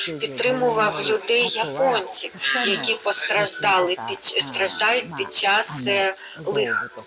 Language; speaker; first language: Ukrainian; non-native, fluent; Japanese